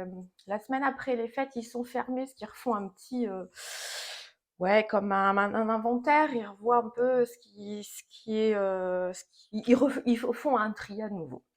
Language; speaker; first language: French; native; French